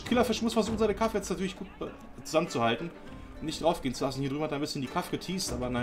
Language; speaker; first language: German; native; German